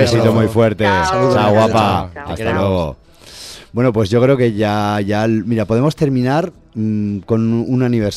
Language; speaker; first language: Spanish; native; Spanish